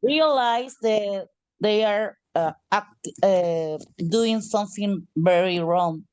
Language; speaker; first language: English; non-native, learner; Spanish